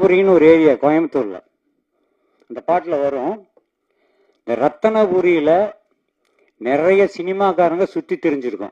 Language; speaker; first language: Tamil; native; Tamil